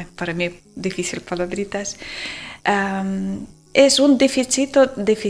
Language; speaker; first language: Spanish; non-native, learner; Ukrainian